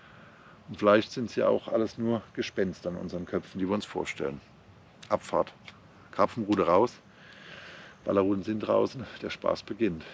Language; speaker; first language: German; native; German